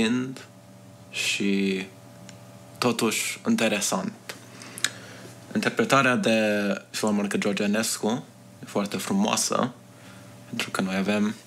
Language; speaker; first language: Romanian; early bilingual, heritage; Romanian